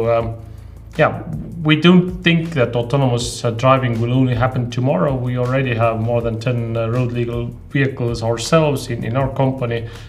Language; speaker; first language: English; non-native, fluent; Estonian